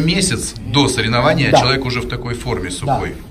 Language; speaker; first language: Russian; native; Russian